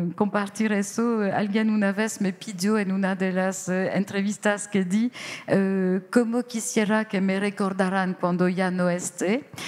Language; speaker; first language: Spanish; non-native, fluent; French